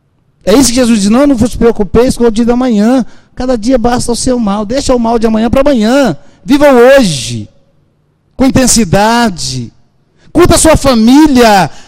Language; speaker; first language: Portuguese; native; Portuguese